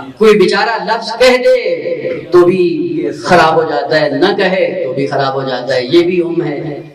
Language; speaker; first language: Urdu; non-native, local second language; Punjabi